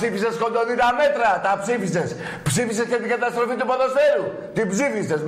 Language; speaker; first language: Greek; native; Greek